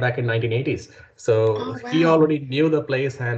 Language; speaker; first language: English; non-native, local second language; Malayalam